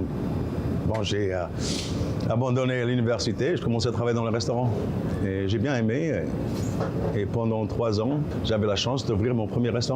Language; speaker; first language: French; non-native, local second language; Arabic